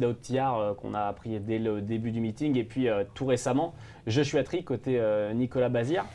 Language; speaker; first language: French; native; French